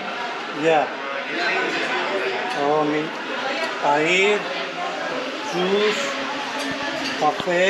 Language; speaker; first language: Indonesian; non-native, learner; Turkish